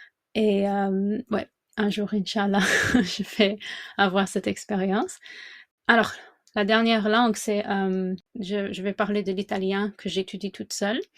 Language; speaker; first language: French; non-native, fluent; English